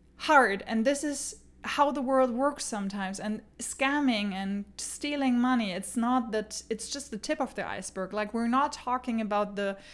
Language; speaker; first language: English; non-native, fluent; German